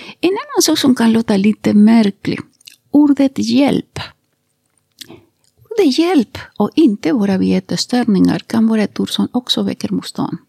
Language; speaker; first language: Swedish; non-native, fluent; Spanish